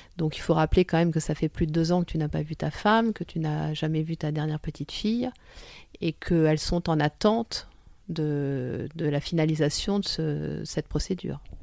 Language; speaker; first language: French; native; French